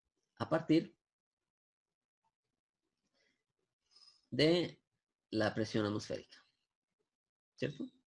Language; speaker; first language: Spanish; native; Spanish